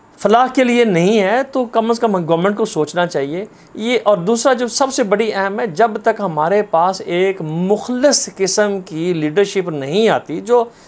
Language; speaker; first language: Urdu; non-native, local second language; Punjabi